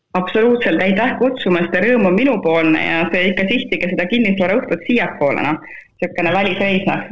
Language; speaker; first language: Estonian; native; Estonian